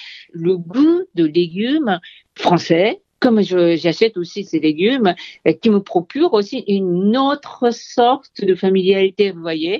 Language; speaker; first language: French; non-native, fluent; Japanese